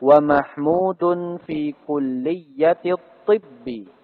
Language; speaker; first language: Arabic; non-native, fluent; Indonesian